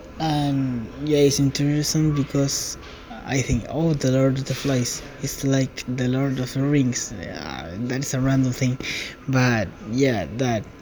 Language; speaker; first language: English; non-native, learner; Spanish